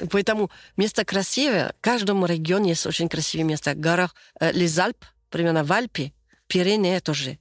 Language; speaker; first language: Russian; non-native, learner; French